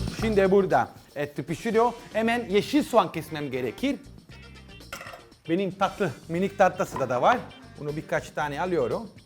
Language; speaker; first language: Turkish; non-native, learner; Italian